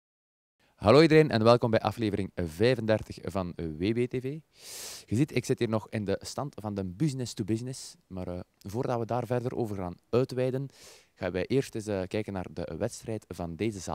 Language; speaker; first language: Dutch; native; Dutch